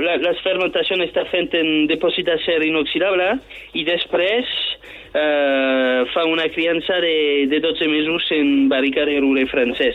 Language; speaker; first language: Catalan; non-native, fluent; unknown